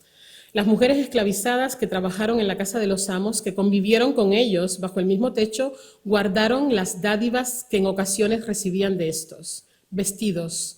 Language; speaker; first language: Spanish; native; Spanish